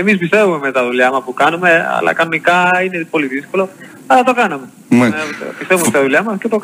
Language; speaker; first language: Greek; non-native, learner; Spanish